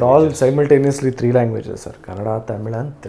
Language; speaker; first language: Tamil; non-native, learner; Kannada